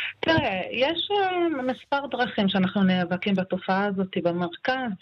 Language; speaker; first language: Hebrew; non-native, local second language; Arabic